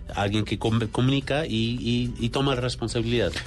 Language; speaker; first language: Spanish; non-native, fluent; English